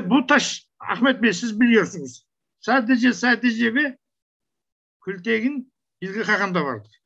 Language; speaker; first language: Turkish; non-native, learner; Kazakh